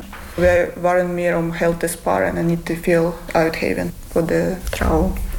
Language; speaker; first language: Dutch; non-native, learner; Russian